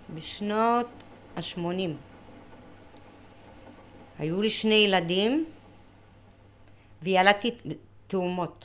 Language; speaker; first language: Hebrew; early bilingual, other home language; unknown